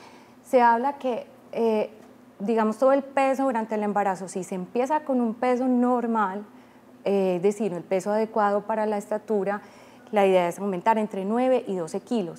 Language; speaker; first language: Spanish; native; Spanish